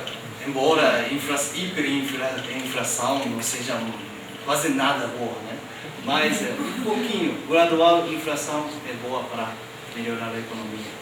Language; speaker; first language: Portuguese; non-native, fluent; Japanese